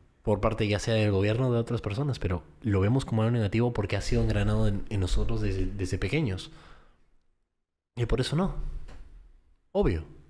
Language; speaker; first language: Spanish; early bilingual, heritage; Spanish